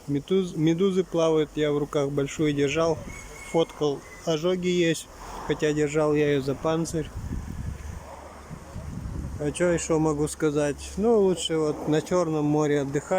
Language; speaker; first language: Russian; native; Russian